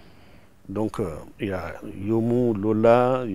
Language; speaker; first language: French; non-native, local second language; Susu